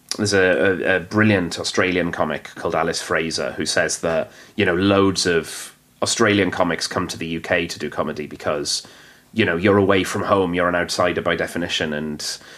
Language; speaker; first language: English; non-native, local second language; Welsh